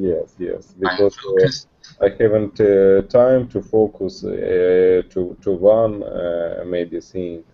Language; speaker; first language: English; non-native, learner; Russian